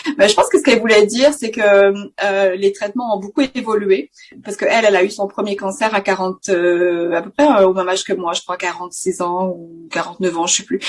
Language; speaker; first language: French; native; French